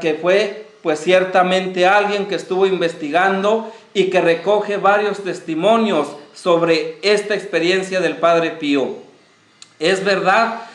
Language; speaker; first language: Spanish; native; Spanish